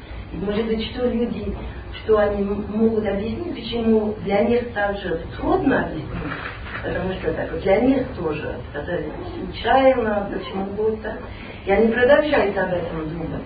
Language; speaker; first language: Russian; non-native, learner; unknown